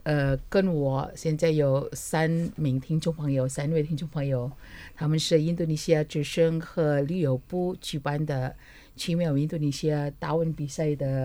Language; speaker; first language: Chinese; non-native, fluent; Indonesian